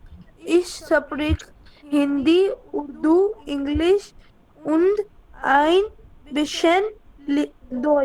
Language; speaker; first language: German; non-native, learner; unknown